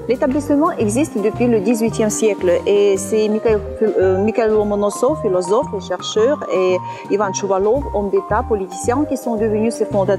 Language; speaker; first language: French; non-native, fluent; Russian